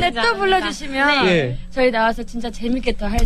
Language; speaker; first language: Korean; native; Korean